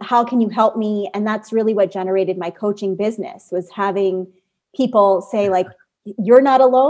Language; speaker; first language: English; native; English